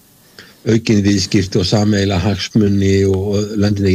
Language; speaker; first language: Icelandic; native; Icelandic